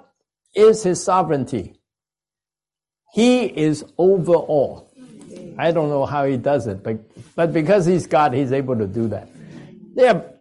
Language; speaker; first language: English; non-native, local second language; Cantonese